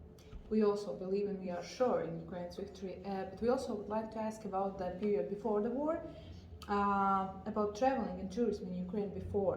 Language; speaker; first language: English; non-native, fluent; Latvian